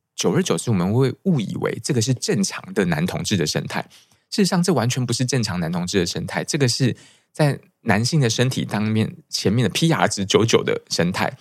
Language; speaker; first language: Chinese; native; Chinese